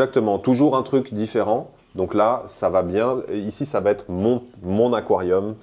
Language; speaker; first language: French; native; French